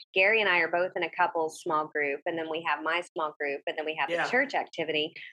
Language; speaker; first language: English; native; English